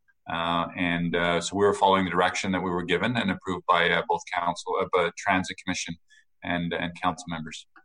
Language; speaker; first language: English; native; English